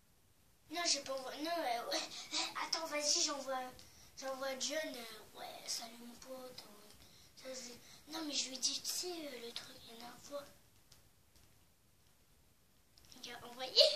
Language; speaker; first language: French; native; French